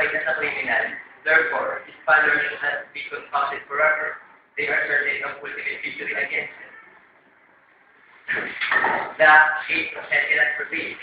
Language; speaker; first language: English; non-native, learner; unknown